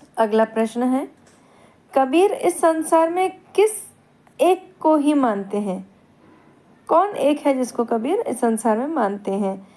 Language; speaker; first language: Hindi; native; Hindi